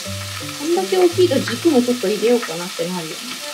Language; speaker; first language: Japanese; native; Japanese